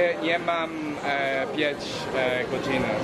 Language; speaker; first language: Polish; non-native, learner; English